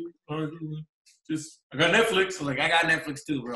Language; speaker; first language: English; early bilingual, other home language; Spanish